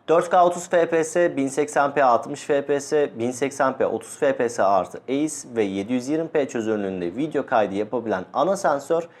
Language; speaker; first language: Turkish; native; Turkish